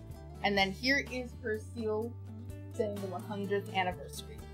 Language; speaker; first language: English; native; English